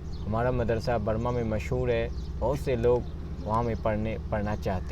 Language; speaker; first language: Hindi; non-native, learner; Burmese